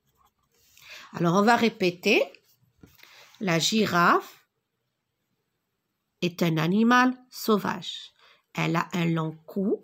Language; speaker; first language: French; non-native, local second language; Arabic